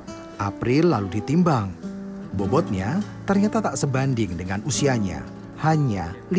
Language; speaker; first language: Indonesian; native; Indonesian